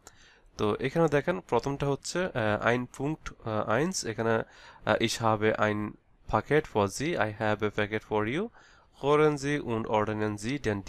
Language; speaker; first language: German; non-native, learner; Bangla